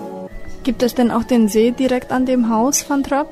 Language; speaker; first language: German; native; German